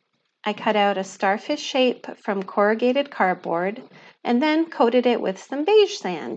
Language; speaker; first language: English; native; English